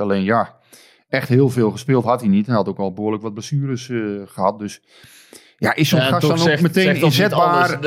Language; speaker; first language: Dutch; native; Dutch